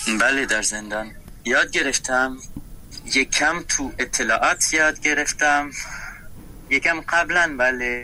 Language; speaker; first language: Persian; non-native, fluent; French